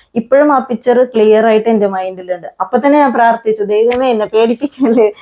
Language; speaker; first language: Malayalam; non-native, local second language; Konkani